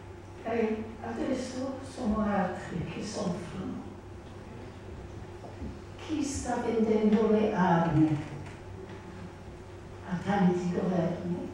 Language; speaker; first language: Italian; non-native, learner; English